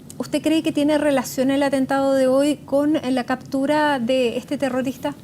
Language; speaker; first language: Spanish; native; Spanish